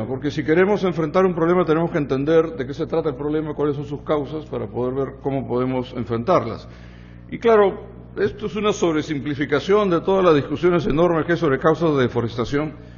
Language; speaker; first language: Spanish; native; Spanish